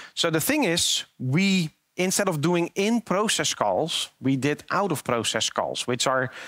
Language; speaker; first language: English; non-native, fluent; Dutch